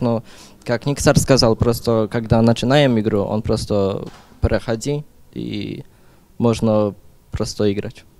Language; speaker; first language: Russian; non-native, learner; Polish